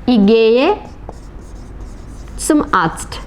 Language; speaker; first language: German; non-native, fluent; Malayalam